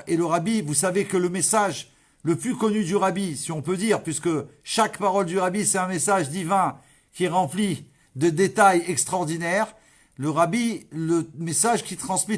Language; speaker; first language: French; native; French